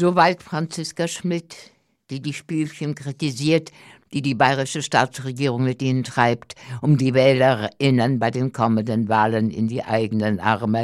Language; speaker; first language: German; native; German